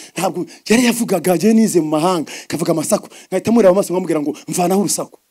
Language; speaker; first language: Kinyarwanda; early bilingual, heritage; Kinyarwanda